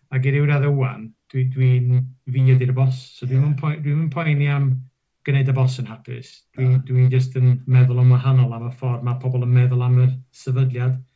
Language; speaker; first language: Welsh; non-native, local second language; English